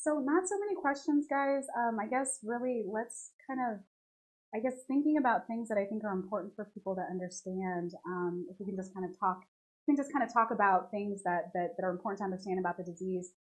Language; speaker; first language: English; native; English